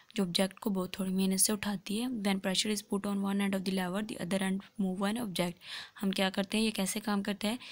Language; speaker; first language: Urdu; non-native, local second language; Punjabi